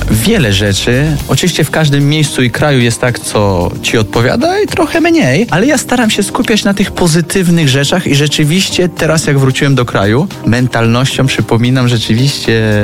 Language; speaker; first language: Polish; non-native, fluent; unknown